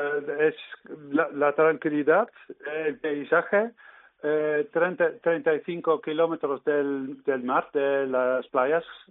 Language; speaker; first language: Spanish; non-native, learner; Dutch